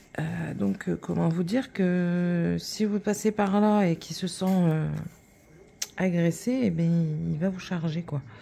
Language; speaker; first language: French; native; French